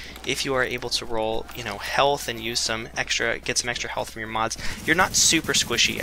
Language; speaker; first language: English; native; English